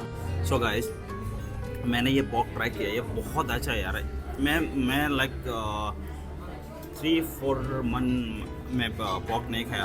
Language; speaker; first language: Hindi; non-native, local second language; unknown